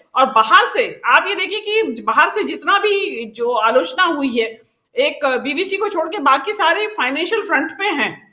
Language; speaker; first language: Hindi; native; Hindi